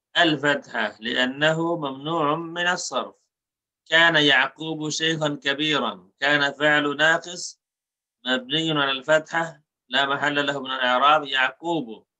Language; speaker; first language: Arabic; non-native, fluent; Bangla